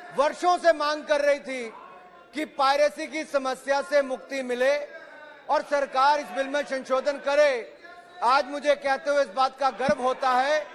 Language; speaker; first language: Hindi; native; Hindi